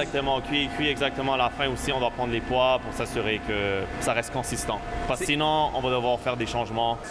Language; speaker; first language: French; native; French